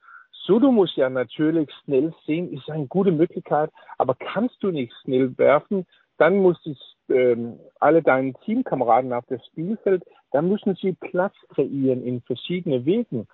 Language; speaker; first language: German; non-native, learner; Danish